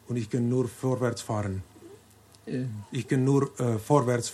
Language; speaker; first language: German; non-native, learner; Finnish